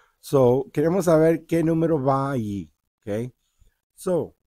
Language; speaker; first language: Spanish; early bilingual, heritage; Spanish